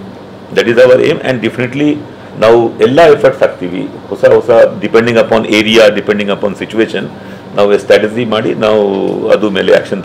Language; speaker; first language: Kannada; non-native, fluent; Hindi